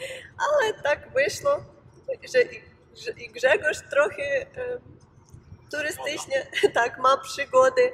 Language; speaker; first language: Polish; non-native, learner; Ukrainian